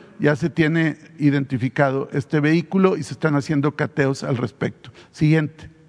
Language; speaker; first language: Spanish; native; Spanish